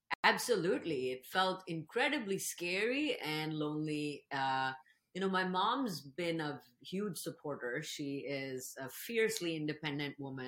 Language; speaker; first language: English; non-native, local second language; Urdu